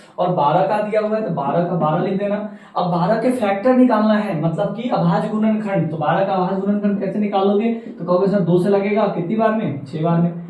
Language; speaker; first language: Hindi; native; Hindi